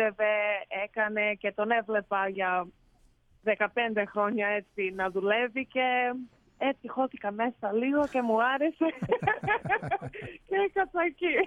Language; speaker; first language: Greek; early bilingual, heritage; Greek